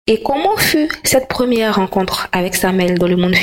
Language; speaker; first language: French; non-native, fluent; Spanish